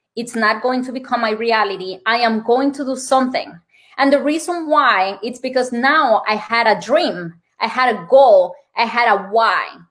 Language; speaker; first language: English; non-native, fluent; Spanish